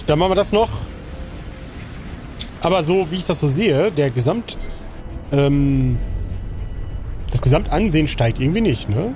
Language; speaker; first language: German; native; German